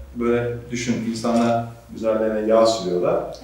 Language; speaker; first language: Turkish; native; Turkish